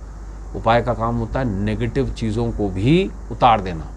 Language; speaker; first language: Hindi; native; Hindi